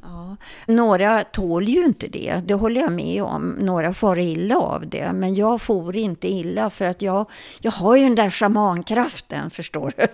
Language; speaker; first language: Swedish; early bilingual, other home language; German